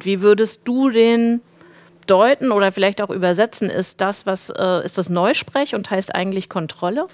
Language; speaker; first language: German; native; German